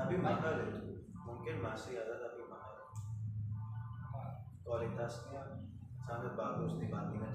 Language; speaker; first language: Indonesian; non-native, fluent; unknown